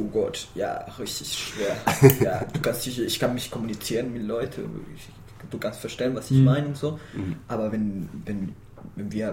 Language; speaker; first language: German; non-native, fluent; Spanish